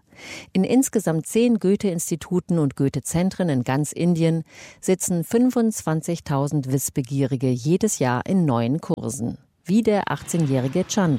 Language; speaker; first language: German; native; German